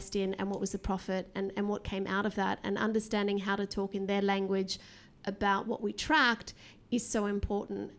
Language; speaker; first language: English; native; English